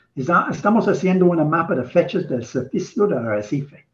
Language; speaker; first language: Spanish; non-native, learner; English